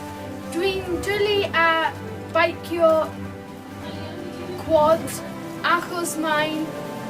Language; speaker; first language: Welsh; non-native, local second language; English